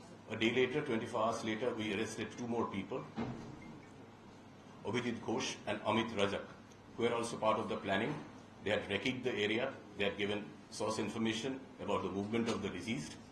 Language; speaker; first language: English; non-native, local second language; Bangla